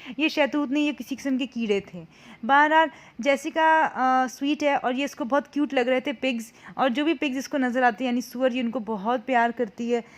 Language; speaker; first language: Urdu; native; Urdu